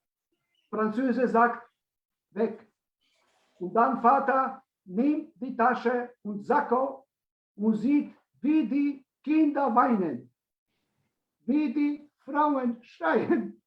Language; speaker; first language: German; non-native, fluent; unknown